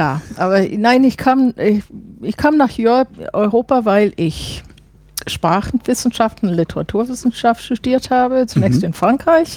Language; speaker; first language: German; non-native, fluent; English